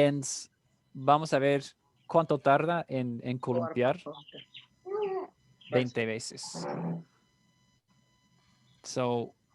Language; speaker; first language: Spanish; non-native, fluent; English